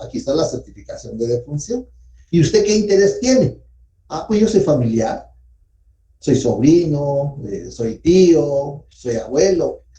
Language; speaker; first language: Spanish; native; Spanish